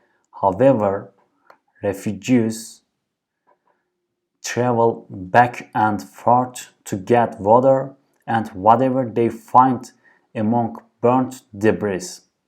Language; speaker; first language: English; non-native, fluent; Turkish